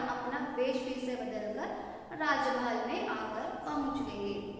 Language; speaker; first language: Hindi; non-native, local second language; Kannada